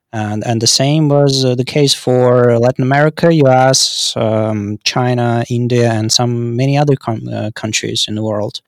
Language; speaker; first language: English; non-native, fluent; Russian